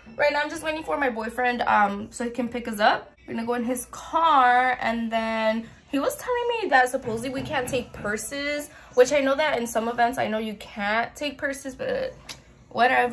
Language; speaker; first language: English; early bilingual, other home language; Spanish